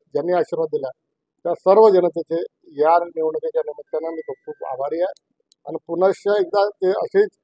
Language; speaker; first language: Marathi; native; Marathi